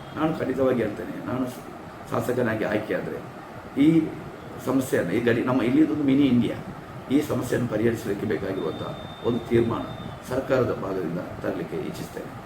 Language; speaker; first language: Kannada; non-native, local second language; Tulu